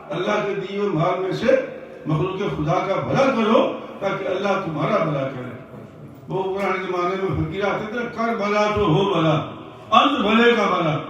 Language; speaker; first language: Urdu; non-native, local second language; Punjabi